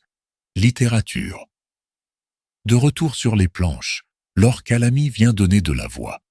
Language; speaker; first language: French; native; French